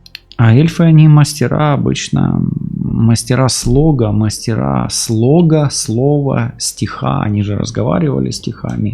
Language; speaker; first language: Russian; native; Russian